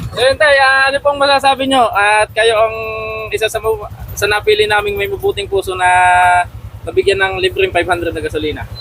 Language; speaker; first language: Filipino; native; Filipino